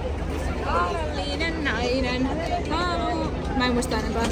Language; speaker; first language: Finnish; native; Finnish